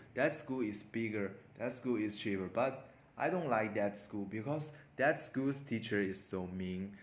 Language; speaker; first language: English; non-native, learner; Chinese